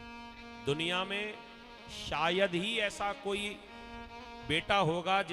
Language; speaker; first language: Hindi; native; Hindi